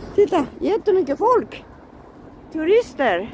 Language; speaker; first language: Swedish; non-native, fluent; Japanese